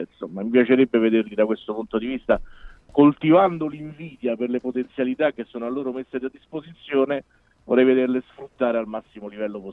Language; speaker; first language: Italian; native; Italian